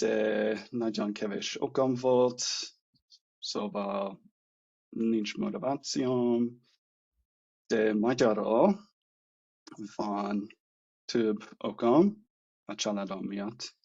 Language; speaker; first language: Hungarian; non-native, learner; English